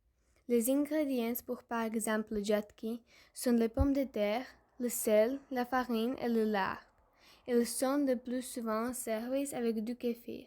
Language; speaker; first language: French; non-native, learner; Slovak